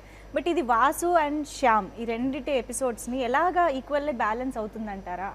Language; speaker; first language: Telugu; native; Telugu